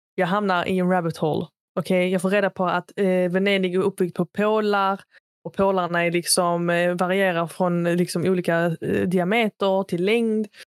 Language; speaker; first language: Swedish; early bilingual, other home language; Arabic